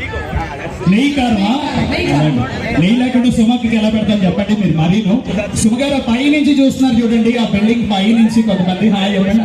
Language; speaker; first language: Telugu; native; Telugu